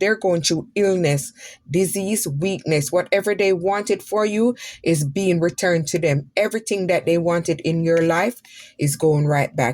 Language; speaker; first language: English; native; English